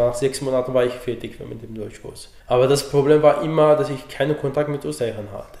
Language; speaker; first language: German; non-native, fluent; Arabic